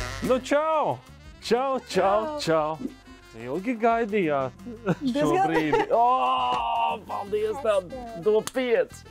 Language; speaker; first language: Latvian; native; Latvian